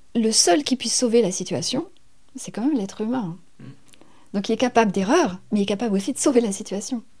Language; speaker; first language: French; native; French